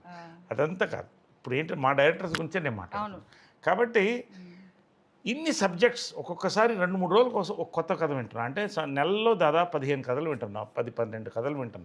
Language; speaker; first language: Telugu; native; Telugu